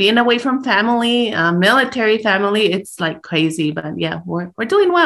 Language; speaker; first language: English; early bilingual, other home language; Spanish